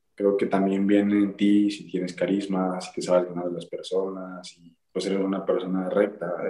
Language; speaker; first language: Spanish; native; Spanish